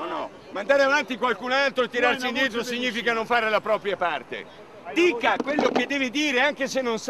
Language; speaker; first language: Italian; native; Italian